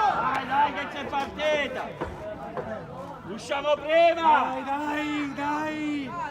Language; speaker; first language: Italian; native; Italian